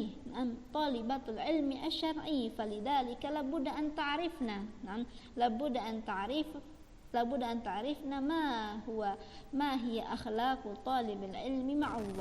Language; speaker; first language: Arabic; non-native, fluent; Indonesian